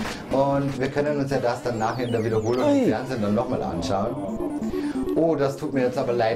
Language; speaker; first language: German; native; German